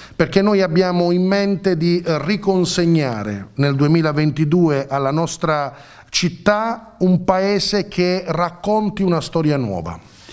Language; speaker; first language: Italian; native; Italian